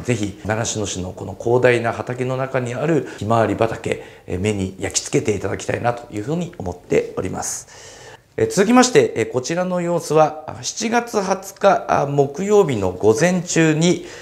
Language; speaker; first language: Japanese; native; Japanese